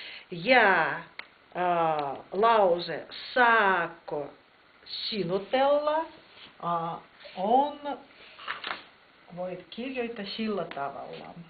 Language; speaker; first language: Finnish; non-native, fluent; Russian